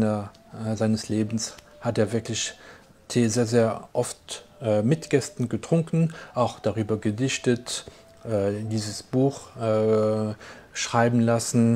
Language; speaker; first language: German; non-native, fluent; French